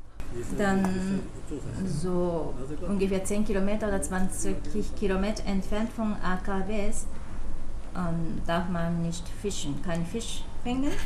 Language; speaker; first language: German; non-native, fluent; Japanese